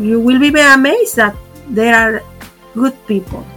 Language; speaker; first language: English; non-native, fluent; Spanish